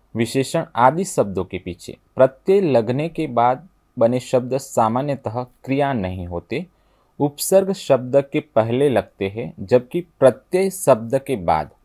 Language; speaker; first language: Hindi; non-native, local second language; Gujarati